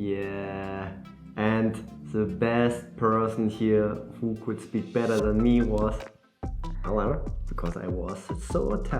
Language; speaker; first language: English; non-native, fluent; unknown